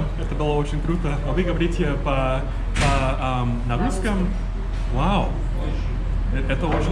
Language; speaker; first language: Russian; non-native, learner; English